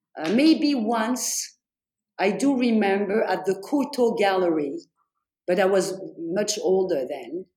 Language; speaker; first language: English; non-native, fluent; French